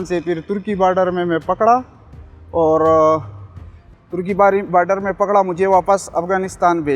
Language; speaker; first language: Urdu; non-native, local second language; Pashto